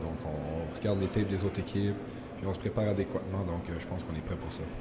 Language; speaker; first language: French; early bilingual, heritage; French